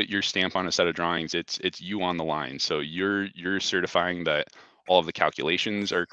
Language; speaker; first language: English; native; English